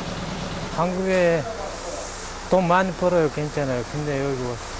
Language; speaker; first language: Korean; non-native, learner; Kyrgyz